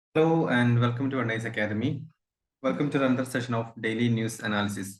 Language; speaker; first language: English; non-native, local second language; Malayalam